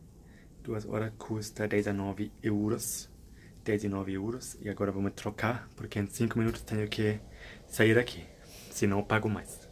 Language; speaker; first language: Portuguese; non-native, fluent; German